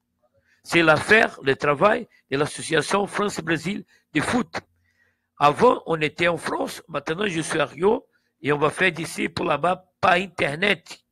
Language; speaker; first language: French; non-native, learner; Portuguese